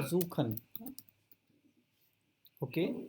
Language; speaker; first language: German; non-native, fluent; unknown